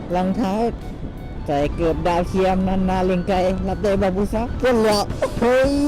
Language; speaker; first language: Thai; non-native, local second language; Northeastern Thai